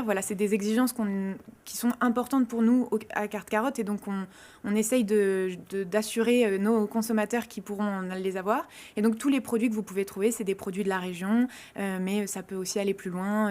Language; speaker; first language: French; native; French